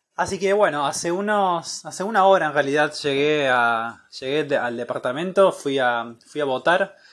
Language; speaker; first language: Spanish; native; Spanish